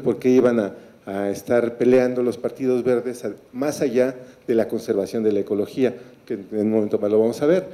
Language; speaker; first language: Spanish; native; Spanish